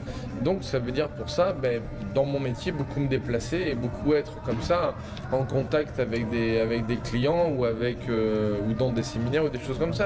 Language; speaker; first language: French; native; French